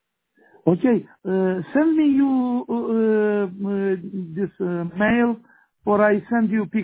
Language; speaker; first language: English; non-native, learner; Romanian